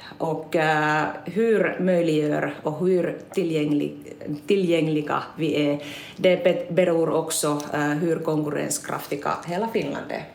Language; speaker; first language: Swedish; non-native, local second language; Finnish